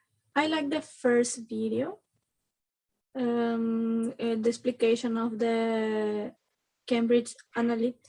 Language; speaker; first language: English; non-native, learner; Spanish